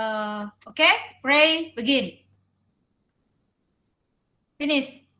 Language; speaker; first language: English; non-native, learner; Indonesian